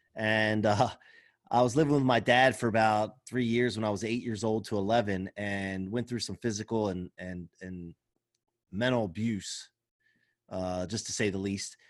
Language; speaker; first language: English; native; English